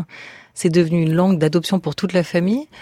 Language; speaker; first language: French; native; French